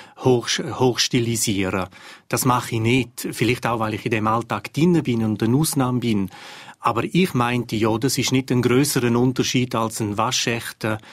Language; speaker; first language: German; non-native, local second language; Romansh